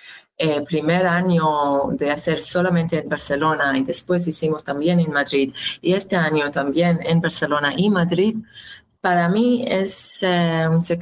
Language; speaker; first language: Spanish; non-native, learner; Hebrew